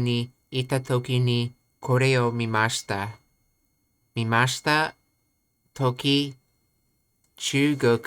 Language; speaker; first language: Japanese; non-native, learner; English